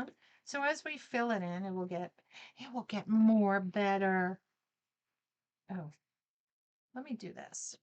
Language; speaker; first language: English; native; English